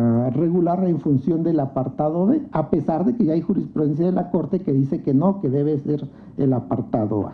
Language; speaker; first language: Spanish; native; Spanish